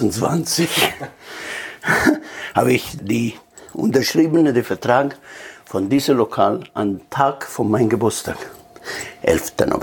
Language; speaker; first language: German; non-native, fluent; Italian